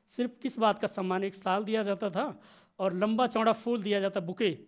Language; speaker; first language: Hindi; native; Hindi